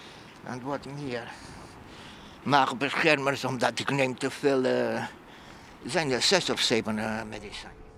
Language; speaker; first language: Dutch; non-native, fluent; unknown